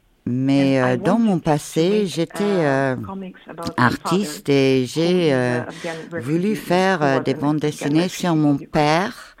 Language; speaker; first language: French; non-native, fluent; Ukrainian